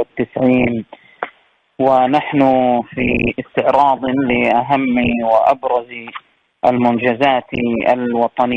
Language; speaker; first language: Arabic; native; Arabic